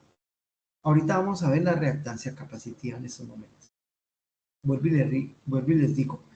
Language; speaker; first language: Spanish; native; Spanish